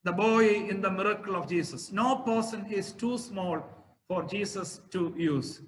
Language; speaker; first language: English; non-native, local second language; Malayalam